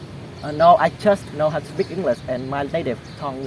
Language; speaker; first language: English; non-native, learner; Vietnamese